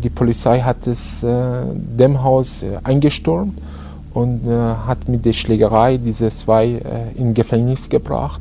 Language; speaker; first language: German; non-native, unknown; Persian